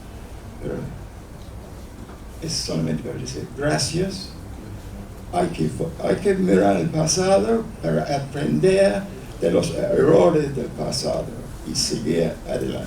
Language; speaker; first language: Spanish; non-native, fluent; English